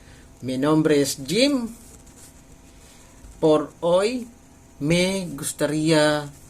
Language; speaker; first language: Spanish; non-native, learner; Filipino